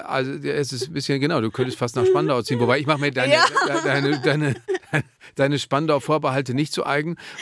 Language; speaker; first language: German; native; German